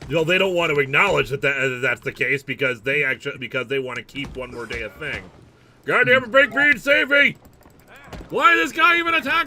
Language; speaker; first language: English; native; English